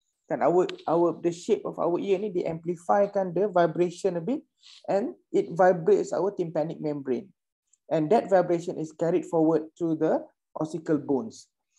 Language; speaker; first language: English; non-native, local second language; Malay